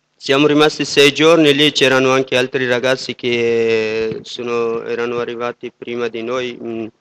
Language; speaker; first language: Italian; non-native, fluent; Persian